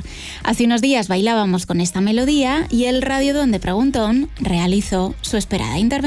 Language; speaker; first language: Spanish; native; Spanish